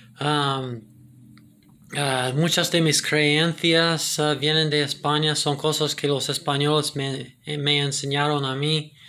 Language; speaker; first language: Spanish; non-native, fluent; English